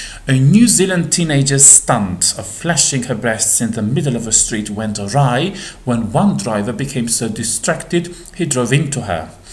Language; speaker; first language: English; non-native, fluent; Albanian